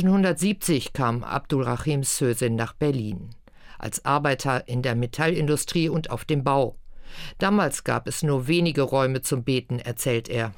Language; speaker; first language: German; native; German